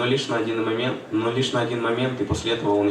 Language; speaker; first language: Russian; native; Russian